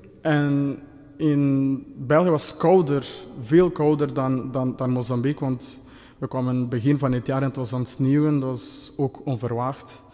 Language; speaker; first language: Dutch; non-native, fluent; Kinyarwanda